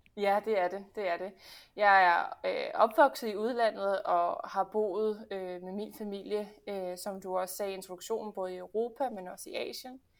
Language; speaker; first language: Danish; early bilingual, heritage; Danish